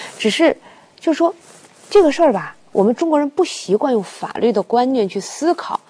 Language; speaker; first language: Chinese; native; Chinese